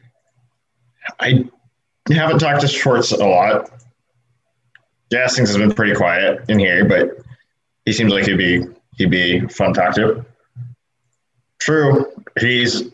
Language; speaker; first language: English; native; English